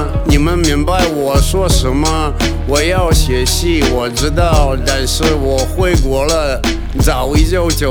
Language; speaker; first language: Chinese; non-native, learner; Russian